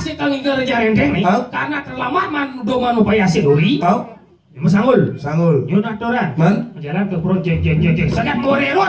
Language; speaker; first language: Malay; non-native, local second language; Balinese